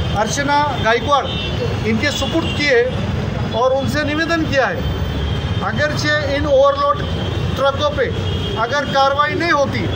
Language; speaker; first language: Hindi; native; Hindi